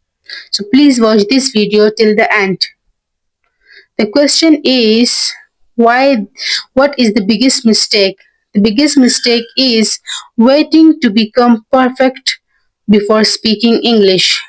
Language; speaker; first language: English; non-native, learner; Hindi